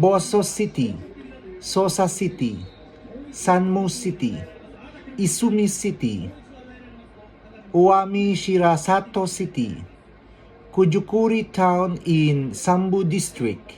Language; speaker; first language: English; non-native, local second language; Filipino